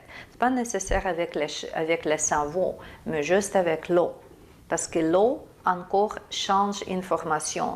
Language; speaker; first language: French; non-native, fluent; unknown